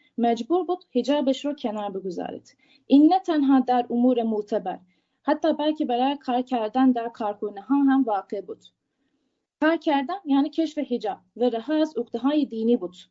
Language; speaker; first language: Persian; non-native, fluent; Turkish